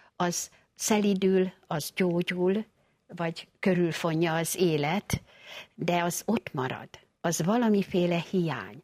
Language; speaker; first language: Hungarian; native; Hungarian